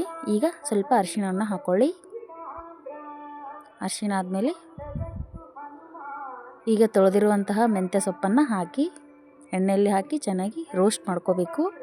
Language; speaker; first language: Kannada; native; Kannada